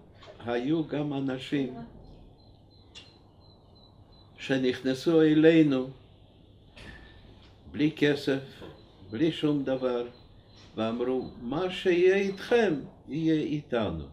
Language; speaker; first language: Hebrew; non-native, fluent; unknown